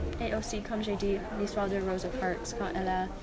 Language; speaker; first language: French; non-native, learner; English